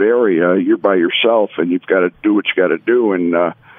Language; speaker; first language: English; native; English